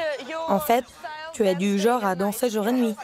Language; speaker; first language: French; non-native, fluent; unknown